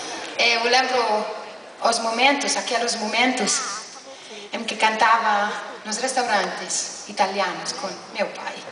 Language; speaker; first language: Portuguese; non-native, learner; Italian